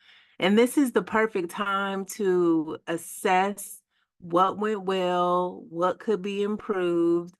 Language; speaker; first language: English; native; English